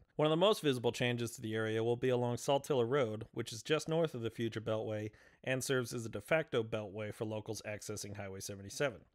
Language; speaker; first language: English; native; English